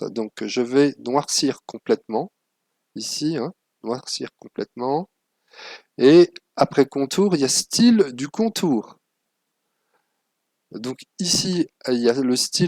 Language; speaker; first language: French; native; French